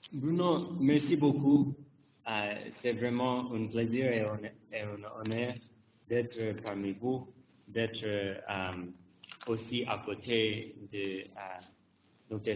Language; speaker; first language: French; non-native, fluent; English